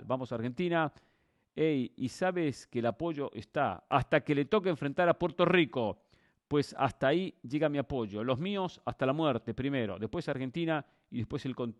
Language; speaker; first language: Spanish; native; Spanish